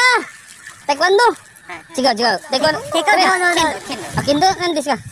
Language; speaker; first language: Japanese; non-native, learner; Cebuano